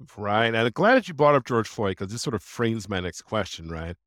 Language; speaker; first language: English; native; English